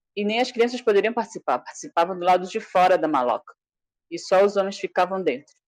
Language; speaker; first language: Portuguese; non-native, local second language; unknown